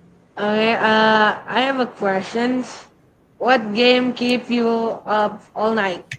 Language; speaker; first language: English; non-native, learner; Indonesian